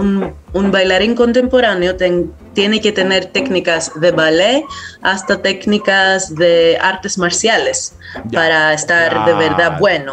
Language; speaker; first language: Spanish; non-native, fluent; Greek